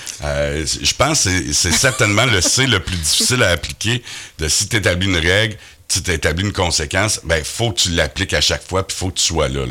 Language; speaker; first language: French; native; French